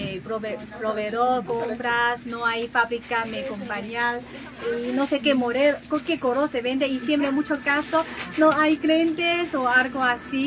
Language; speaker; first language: Spanish; non-native, learner; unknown